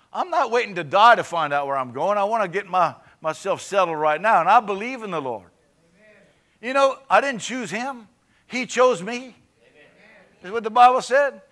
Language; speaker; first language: English; native; English